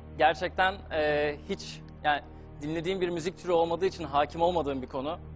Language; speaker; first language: Turkish; early bilingual, other home language; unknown